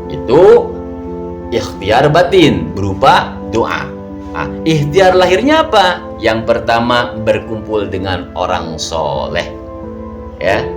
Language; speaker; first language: Indonesian; native; Indonesian